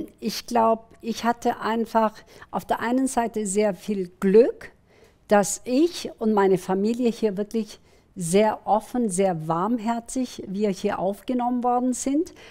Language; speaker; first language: German; early bilingual, other home language; Kurdish